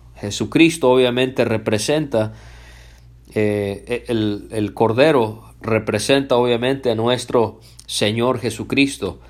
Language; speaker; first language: Spanish; early bilingual, other home language; English